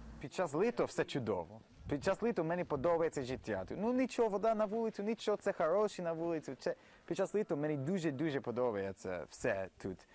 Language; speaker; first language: Ukrainian; non-native, learner; English